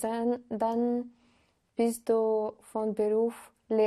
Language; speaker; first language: German; non-native, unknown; Russian